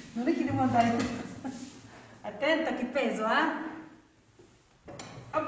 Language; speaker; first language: Italian; non-native, learner; Arabic